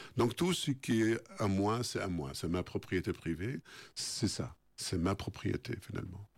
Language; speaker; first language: French; non-native, fluent; Arabic